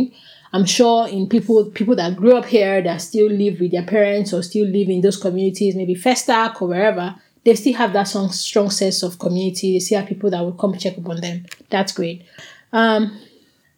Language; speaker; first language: English; non-native, local second language; Igbo